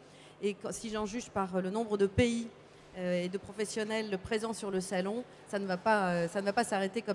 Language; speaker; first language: French; native; French